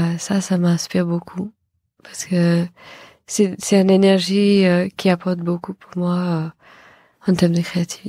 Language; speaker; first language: French; non-native, fluent; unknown